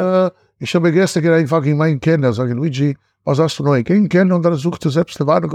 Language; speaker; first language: German; non-native, learner; Italian